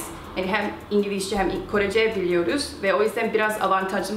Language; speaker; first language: Turkish; non-native, fluent; Korean